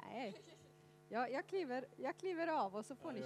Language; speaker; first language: Swedish; native; Swedish